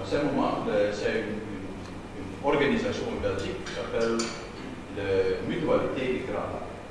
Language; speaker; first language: French; non-native, learner; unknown